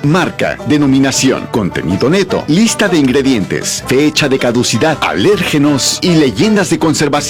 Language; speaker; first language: Spanish; native; Spanish